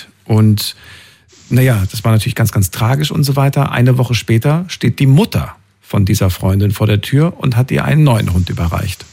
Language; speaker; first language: German; native; German